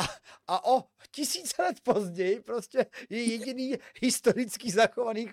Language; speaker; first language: Czech; native; Czech